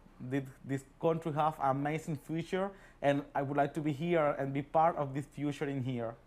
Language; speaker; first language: English; non-native, learner; Spanish